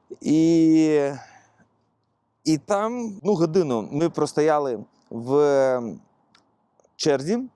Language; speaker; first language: Ukrainian; non-native, local second language; Russian